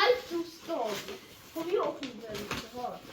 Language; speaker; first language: Swedish; early bilingual, other home language; Bangla